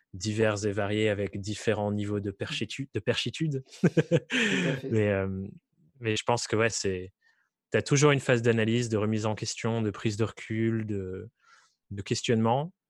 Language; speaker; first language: French; native; French